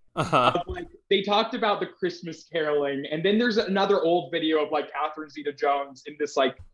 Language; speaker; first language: English; native; English